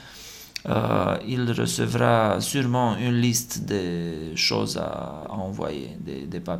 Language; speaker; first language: French; non-native, fluent; Romanian